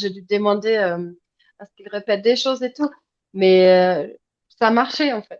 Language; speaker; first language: French; non-native, fluent; German